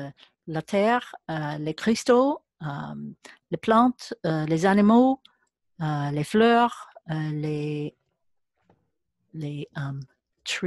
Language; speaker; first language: French; non-native, learner; English